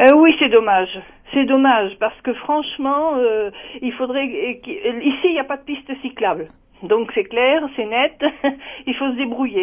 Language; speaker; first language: French; native; French